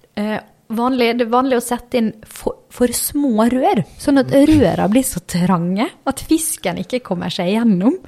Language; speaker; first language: Norwegian; native; Norwegian